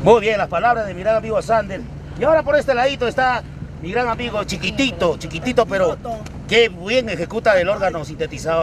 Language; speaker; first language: Spanish; native; Spanish